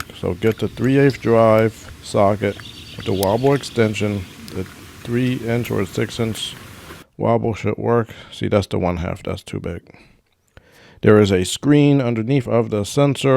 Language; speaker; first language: English; native; English